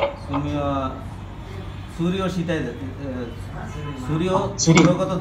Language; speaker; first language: Japanese; non-native, learner; Bangla